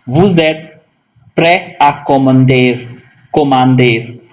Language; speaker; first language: French; non-native, local second language; Hindi